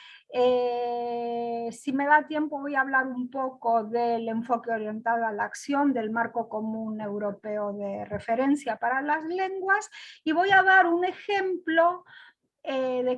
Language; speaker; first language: Spanish; non-native, fluent; Greek